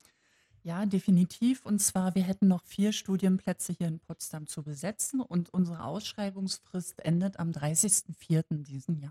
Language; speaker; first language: German; native; German